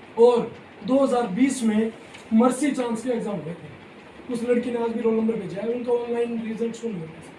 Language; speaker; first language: Hindi; native; Hindi